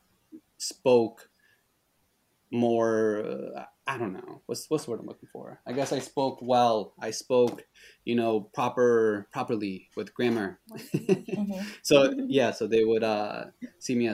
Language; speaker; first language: English; early bilingual, other home language; Spanish